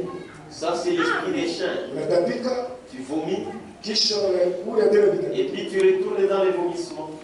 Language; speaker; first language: French; non-native, local second language; Swahili